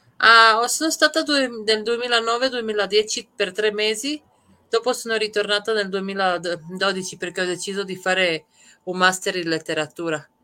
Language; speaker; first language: Italian; early bilingual, other home language; Serbian